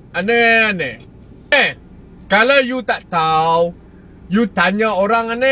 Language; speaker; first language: Malay; native; Malay